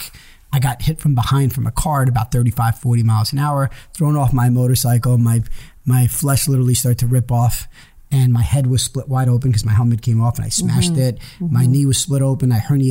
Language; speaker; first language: English; early bilingual, other home language; Hebrew